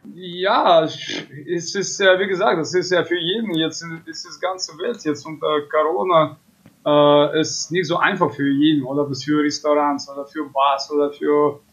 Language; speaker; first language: German; non-native, fluent; Russian